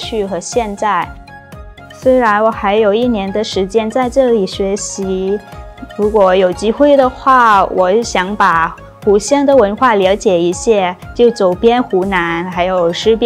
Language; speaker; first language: Chinese; non-native, fluent; Thai